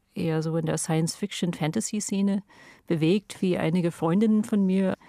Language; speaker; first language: German; non-native, fluent; English